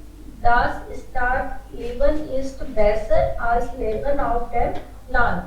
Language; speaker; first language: German; non-native, learner; Hindi